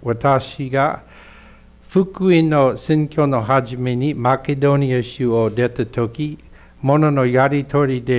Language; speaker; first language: Japanese; non-native, fluent; English